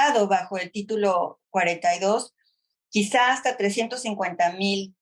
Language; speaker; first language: Spanish; native; Spanish